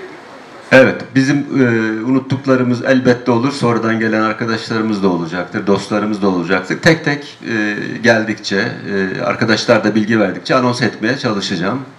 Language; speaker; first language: Turkish; native; Turkish